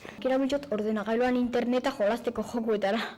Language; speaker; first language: Basque; native; Basque